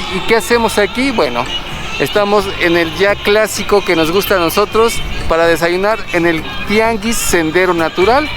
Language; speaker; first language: Spanish; native; Spanish